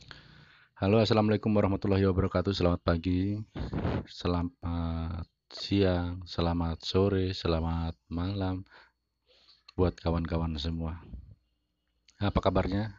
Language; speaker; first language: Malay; non-native, local second language; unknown